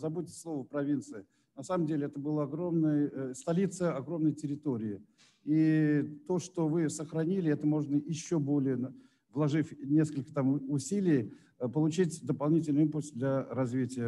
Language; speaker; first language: Russian; native; Russian